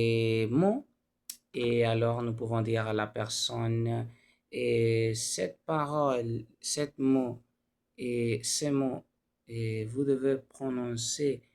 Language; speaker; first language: French; non-native, learner; Spanish